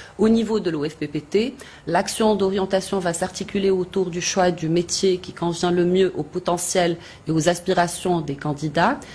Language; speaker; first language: French; non-native, local second language; Arabic